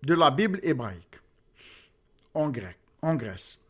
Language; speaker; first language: French; non-native, local second language; Arabic